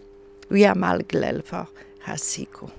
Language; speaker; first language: Danish; non-native, learner; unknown